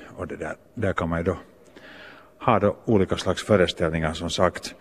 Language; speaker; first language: Swedish; native; Swedish